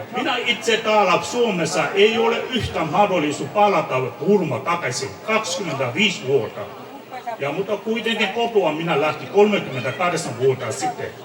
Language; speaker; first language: Finnish; non-native, fluent; Burmese